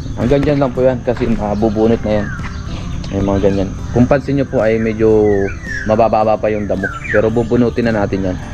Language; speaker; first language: Filipino; non-native, local second language; Iloko